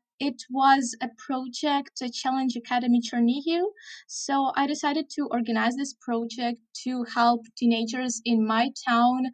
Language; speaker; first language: English; non-native, fluent; Ukrainian